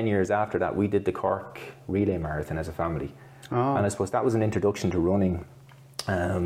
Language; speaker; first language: English; native; English